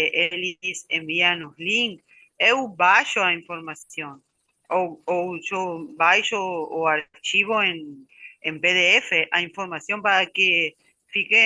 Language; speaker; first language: Portuguese; non-native, learner; Spanish